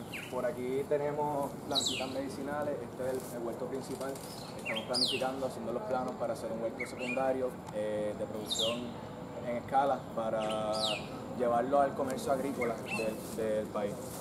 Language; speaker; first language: Spanish; native; Spanish